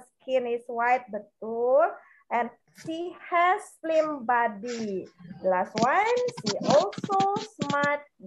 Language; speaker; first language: English; non-native, learner; Indonesian